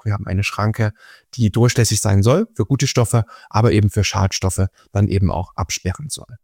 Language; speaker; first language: German; native; German